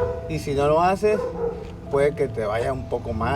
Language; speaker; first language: Spanish; native; Spanish